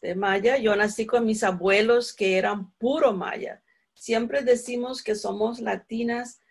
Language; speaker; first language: Spanish; early bilingual, other home language; English